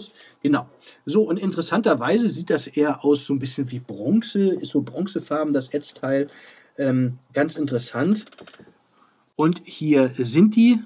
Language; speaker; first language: German; native; German